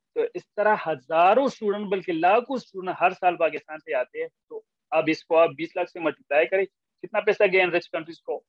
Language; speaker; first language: Urdu; non-native, local second language; Pashto